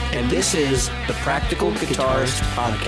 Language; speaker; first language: English; native; English